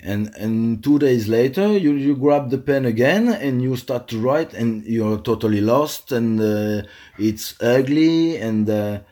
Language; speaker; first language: English; non-native, fluent; French